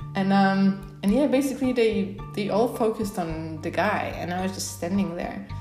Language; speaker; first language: English; non-native, fluent; Polish